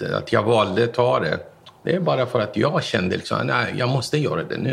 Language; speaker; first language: Swedish; non-native, fluent; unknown